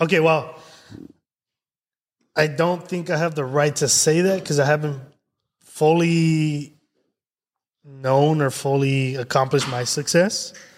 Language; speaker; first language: English; early bilingual, other home language; Spanish